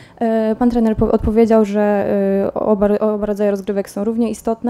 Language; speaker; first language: Polish; native; Polish